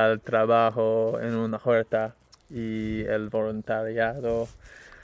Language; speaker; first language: Spanish; non-native, learner; English